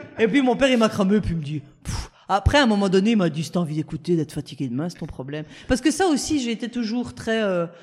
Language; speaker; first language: French; early bilingual, other home language; Italian